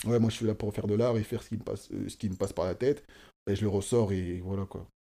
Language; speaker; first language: French; early bilingual, other home language; Kongo